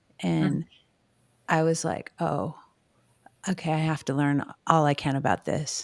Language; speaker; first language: English; native; English